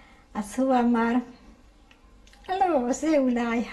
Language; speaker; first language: Hebrew; non-native, fluent; Hungarian